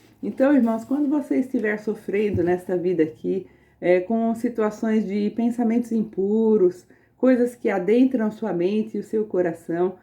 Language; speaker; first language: Portuguese; native; Portuguese